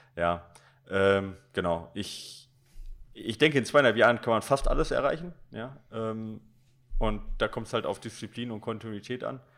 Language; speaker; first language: German; native; German